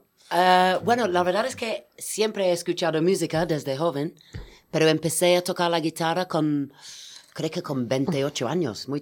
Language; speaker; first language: Spanish; non-native, fluent; English